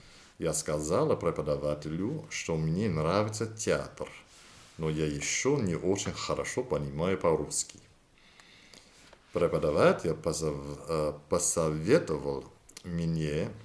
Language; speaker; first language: Russian; non-native, learner; English